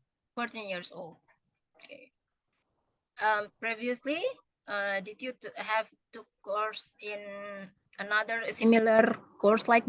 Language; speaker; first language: English; non-native, fluent; Indonesian